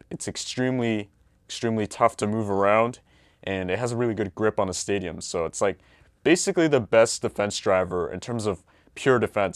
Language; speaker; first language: English; native; English